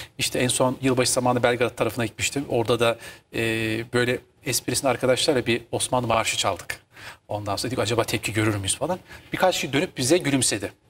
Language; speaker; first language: Turkish; native; Turkish